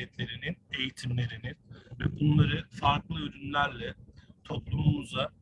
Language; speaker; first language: Turkish; native; Turkish